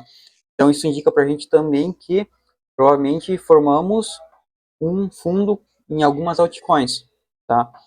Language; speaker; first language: Portuguese; native; Portuguese